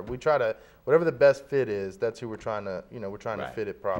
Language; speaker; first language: English; native; English